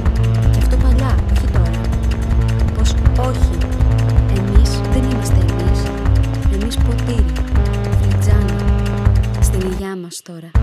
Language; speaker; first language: Greek; native; Greek